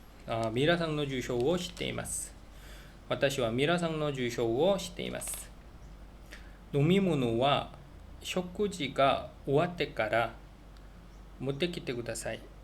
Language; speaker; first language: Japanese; non-native, learner; Korean